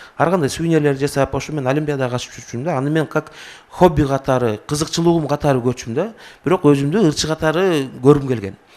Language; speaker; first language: Kyrgyz; native; Kyrgyz